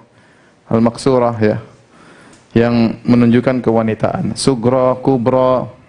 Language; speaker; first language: Indonesian; native; Indonesian